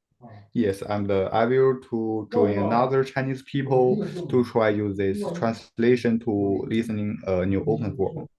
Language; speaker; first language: English; non-native, learner; Chinese